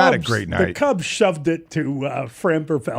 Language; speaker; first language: English; native; English